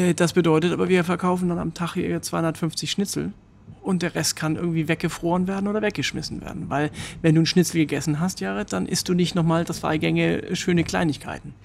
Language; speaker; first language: German; native; German